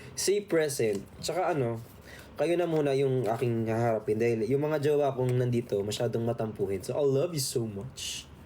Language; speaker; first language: Filipino; native; Filipino